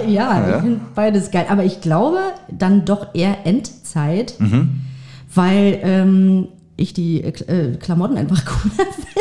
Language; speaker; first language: German; native; German